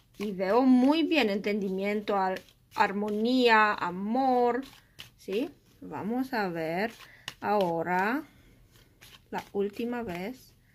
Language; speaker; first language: Spanish; non-native, learner; Romanian